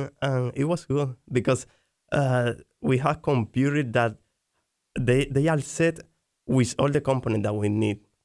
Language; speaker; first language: English; non-native, fluent; Spanish